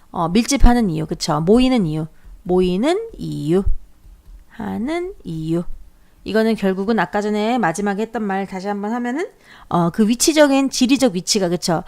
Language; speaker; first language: Korean; native; Korean